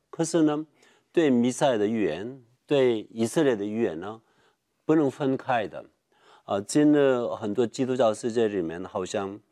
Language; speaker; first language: Chinese; non-native, fluent; Korean